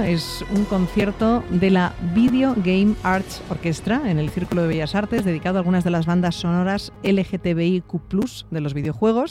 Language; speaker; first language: Spanish; native; Spanish